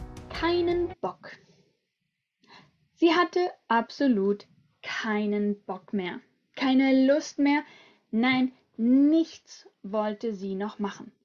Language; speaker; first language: German; native; German